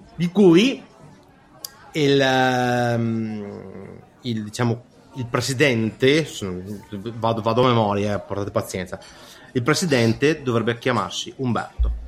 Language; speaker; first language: Italian; native; Italian